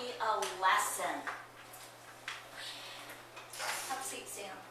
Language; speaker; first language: English; native; English